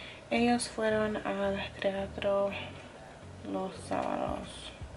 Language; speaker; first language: Spanish; non-native, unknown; English